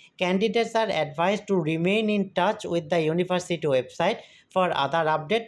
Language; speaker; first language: English; non-native, local second language; Bangla